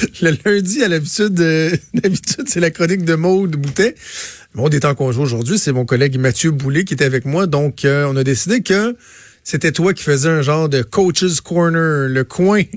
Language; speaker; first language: French; native; French